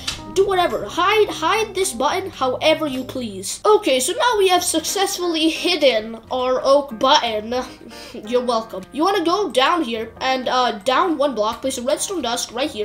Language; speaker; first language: English; native; English